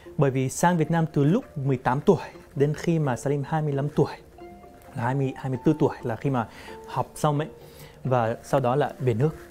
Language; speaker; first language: Vietnamese; non-native, fluent; Arabic